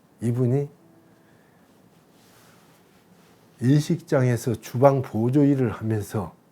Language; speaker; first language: Korean; native; Korean